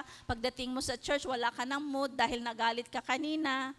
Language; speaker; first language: Filipino; native; Filipino